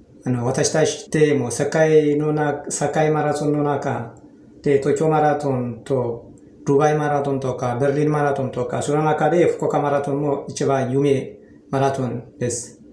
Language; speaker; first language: Japanese; non-native, learner; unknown